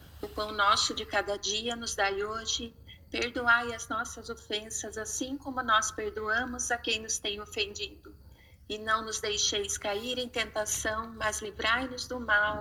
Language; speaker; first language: Portuguese; native; Portuguese